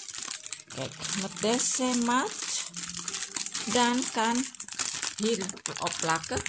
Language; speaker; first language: Dutch; non-native, learner; Indonesian